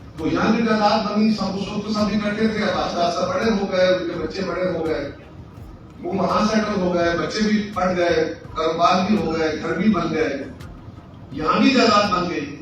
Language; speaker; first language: Urdu; non-native, local second language; Punjabi